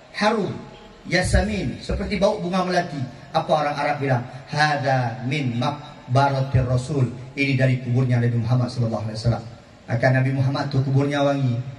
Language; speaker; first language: Malay; non-native, local second language; Achinese